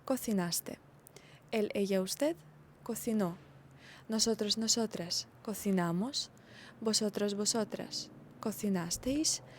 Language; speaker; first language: Spanish; non-native, fluent; Ukrainian